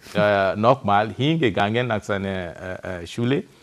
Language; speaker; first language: German; non-native, fluent; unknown